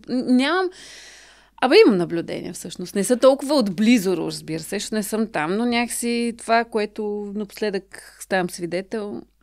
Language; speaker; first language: Bulgarian; native; Bulgarian